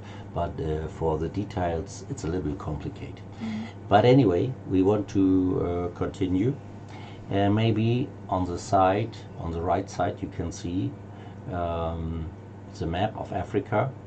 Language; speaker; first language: English; non-native, learner; German